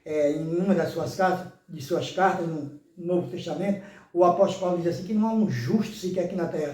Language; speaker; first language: Portuguese; native; Portuguese